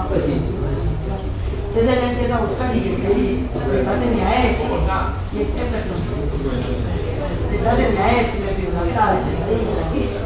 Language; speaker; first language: Spanish; native; Spanish